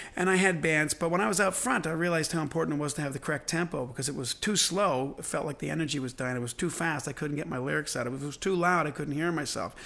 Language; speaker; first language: English; native; English